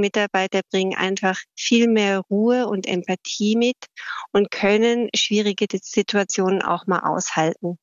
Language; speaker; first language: German; native; German